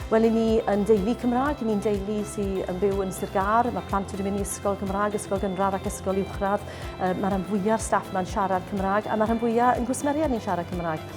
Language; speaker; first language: Welsh; native; Welsh